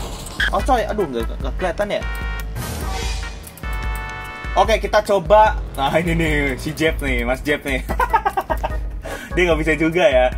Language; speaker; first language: Indonesian; native; Indonesian